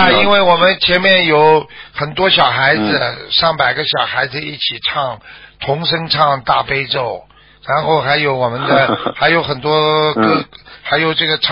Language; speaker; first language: Chinese; native; Chinese